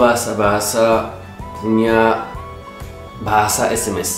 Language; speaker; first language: Indonesian; non-native, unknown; French